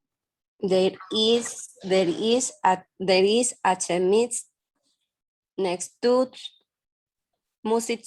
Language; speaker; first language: English; non-native, learner; Spanish